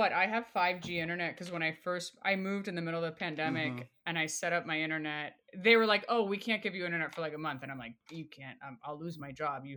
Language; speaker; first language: English; early bilingual, other home language; Spanish